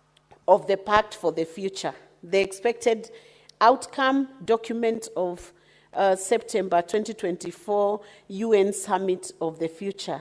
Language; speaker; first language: English; non-native, local second language; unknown